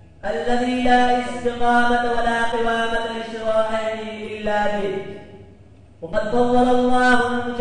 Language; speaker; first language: Arabic; non-native, fluent; Urdu